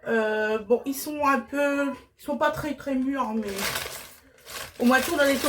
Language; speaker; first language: French; native; French